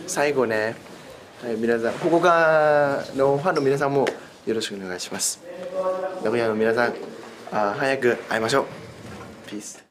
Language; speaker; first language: Japanese; non-native, learner; Korean